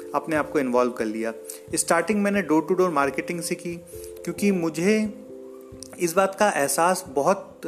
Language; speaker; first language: Hindi; native; Hindi